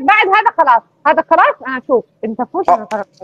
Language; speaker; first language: Arabic; native; Arabic